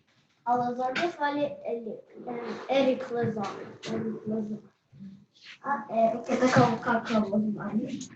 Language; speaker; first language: Russian; early bilingual, heritage; Russian